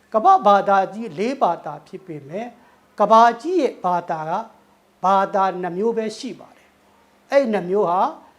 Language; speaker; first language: Burmese; non-native, local second language; Thado Chin